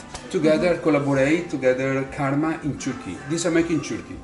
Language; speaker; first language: English; non-native, learner; Italian